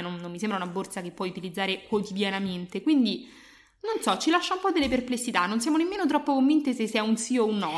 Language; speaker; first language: Italian; native; Italian